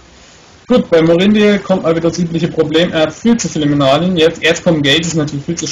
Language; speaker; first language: German; native; German